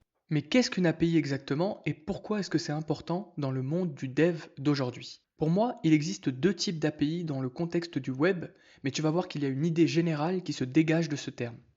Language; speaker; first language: French; native; French